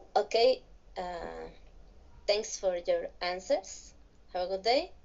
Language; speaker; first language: English; non-native, learner; Spanish